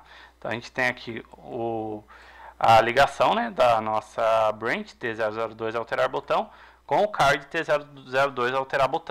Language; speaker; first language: Portuguese; native; Portuguese